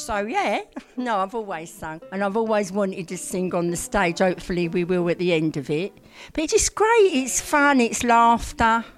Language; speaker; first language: English; native; English